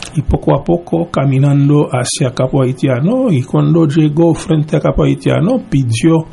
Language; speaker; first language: Spanish; non-native, fluent; Haitian Creole